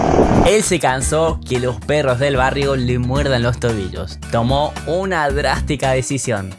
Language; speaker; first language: Spanish; native; Spanish